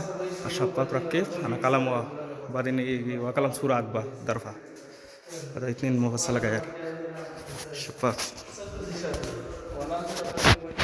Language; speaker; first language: Arabic; non-native, learner; Bangla